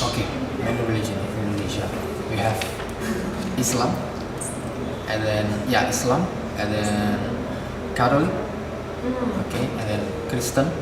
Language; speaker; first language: English; non-native, fluent; Indonesian